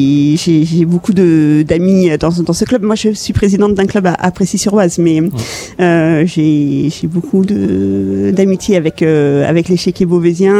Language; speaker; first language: French; native; French